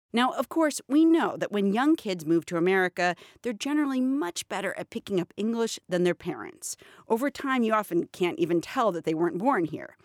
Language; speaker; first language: English; native; English